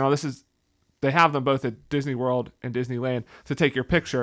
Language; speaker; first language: English; native; English